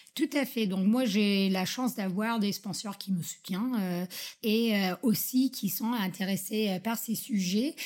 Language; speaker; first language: French; non-native, fluent; English